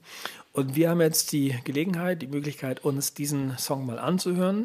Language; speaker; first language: German; native; German